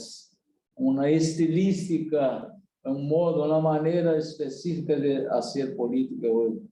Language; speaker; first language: Spanish; non-native, learner; Portuguese